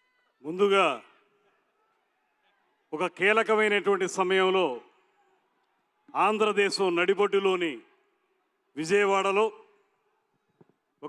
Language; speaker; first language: Telugu; native; Telugu